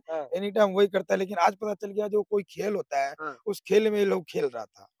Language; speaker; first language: Hindi; native; Hindi